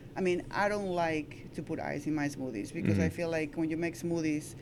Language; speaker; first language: English; non-native, fluent; Spanish